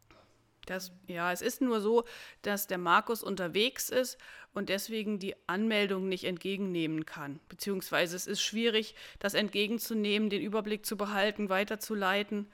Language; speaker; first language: German; native; German